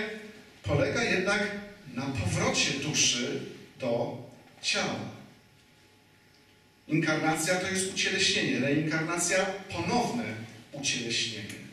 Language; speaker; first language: Polish; native; Polish